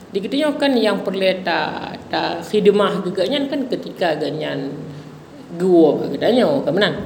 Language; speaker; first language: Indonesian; non-native, local second language; Achinese